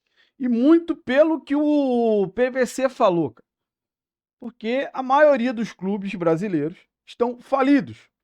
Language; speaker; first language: Portuguese; native; Portuguese